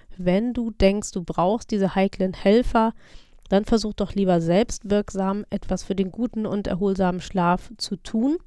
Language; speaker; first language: German; native; German